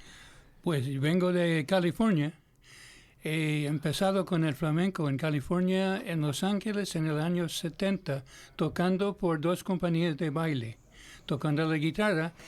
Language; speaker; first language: Spanish; non-native, fluent; English